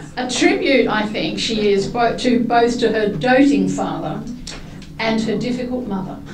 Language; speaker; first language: English; native; English